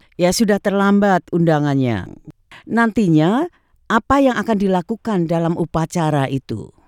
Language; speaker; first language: Indonesian; native; Indonesian